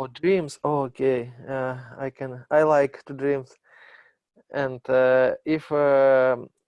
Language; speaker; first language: English; non-native, learner; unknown